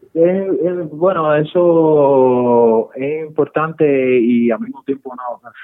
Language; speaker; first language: Spanish; native; Spanish